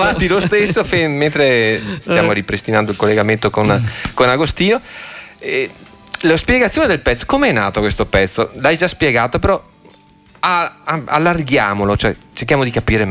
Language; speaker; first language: Italian; native; Italian